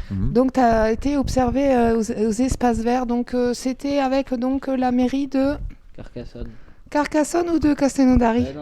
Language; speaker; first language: French; native; French